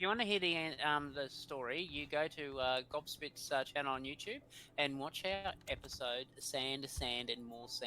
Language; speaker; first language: English; native; English